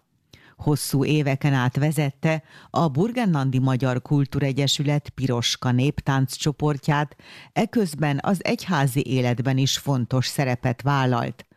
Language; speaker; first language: Hungarian; native; Hungarian